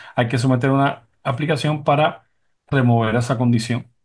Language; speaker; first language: Spanish; native; Spanish